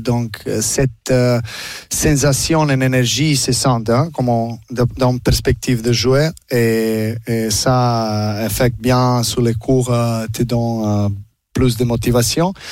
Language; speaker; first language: French; non-native, learner; Serbian